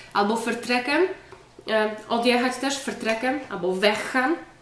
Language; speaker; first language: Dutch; non-native, fluent; Polish